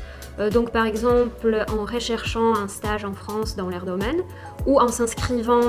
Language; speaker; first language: French; non-native, fluent; Polish